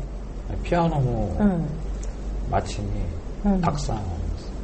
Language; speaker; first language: Japanese; non-native, learner; Korean